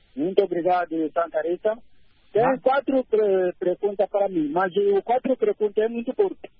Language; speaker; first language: Portuguese; non-native, local second language; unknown